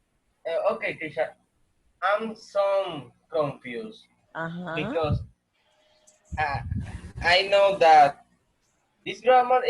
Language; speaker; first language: English; non-native, learner; Spanish